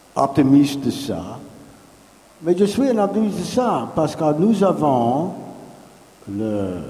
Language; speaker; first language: French; non-native, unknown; English